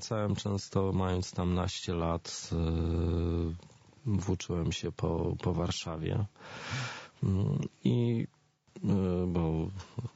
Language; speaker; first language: Polish; native; Polish